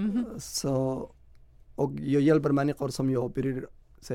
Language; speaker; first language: Swedish; non-native, fluent; Somali